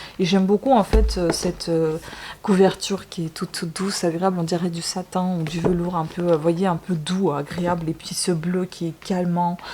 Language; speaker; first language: French; non-native, fluent; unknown